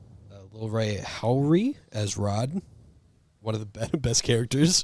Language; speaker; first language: English; native; English